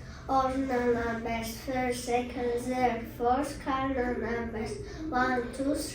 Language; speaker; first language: English; non-native, learner; Tajik